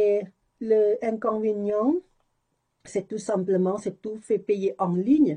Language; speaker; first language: French; non-native, learner; Thai